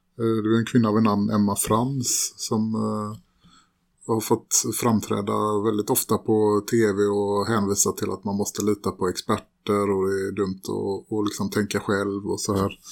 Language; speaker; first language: Swedish; native; Swedish